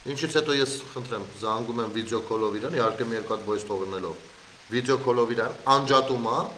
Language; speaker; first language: Armenian; native; Armenian